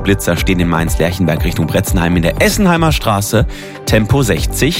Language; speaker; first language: German; native; German